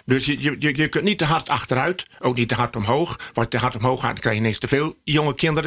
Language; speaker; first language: Dutch; native; Dutch